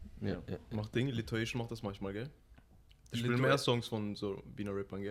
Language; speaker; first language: German; native; German